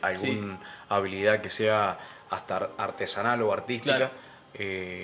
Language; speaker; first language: Spanish; native; Spanish